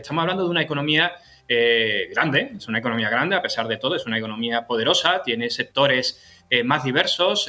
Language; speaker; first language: Spanish; native; Spanish